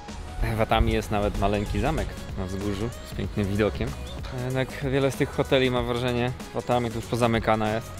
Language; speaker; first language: Polish; native; Polish